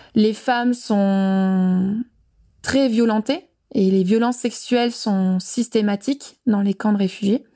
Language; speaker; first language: French; native; French